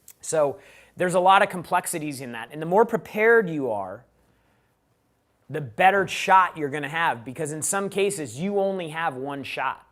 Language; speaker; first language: English; native; English